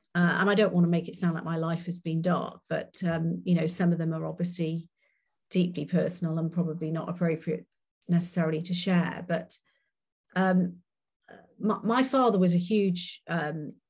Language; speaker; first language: English; native; English